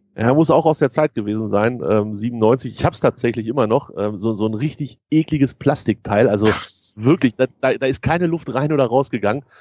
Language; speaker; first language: German; native; German